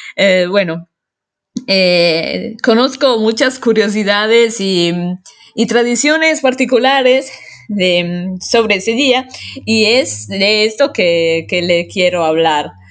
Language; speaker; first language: Spanish; non-native, fluent; Italian